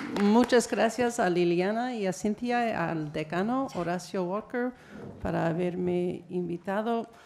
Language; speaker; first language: Spanish; non-native, fluent; English